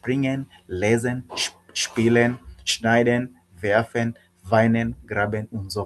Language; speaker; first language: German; non-native, learner; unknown